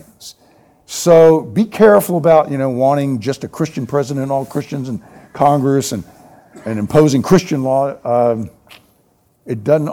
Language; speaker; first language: English; native; English